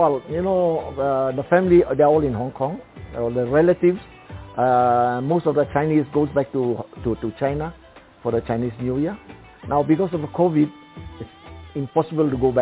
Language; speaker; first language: English; non-native, local second language; Cantonese